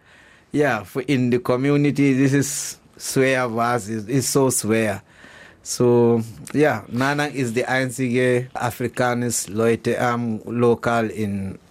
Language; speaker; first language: German; non-native, learner; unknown